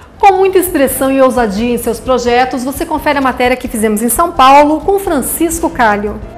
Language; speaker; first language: Portuguese; native; Portuguese